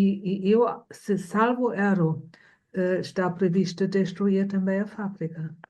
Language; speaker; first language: Portuguese; non-native, fluent; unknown